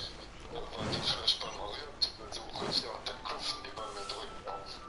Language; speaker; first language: German; native; German